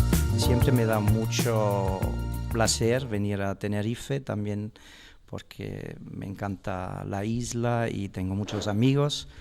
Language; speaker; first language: Spanish; non-native, fluent; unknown